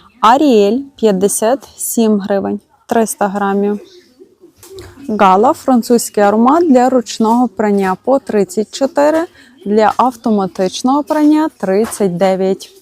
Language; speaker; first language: Ukrainian; native; Ukrainian